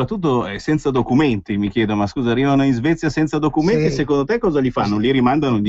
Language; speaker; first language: Italian; native; Italian